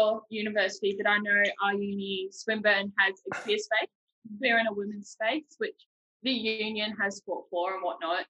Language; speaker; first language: English; native; English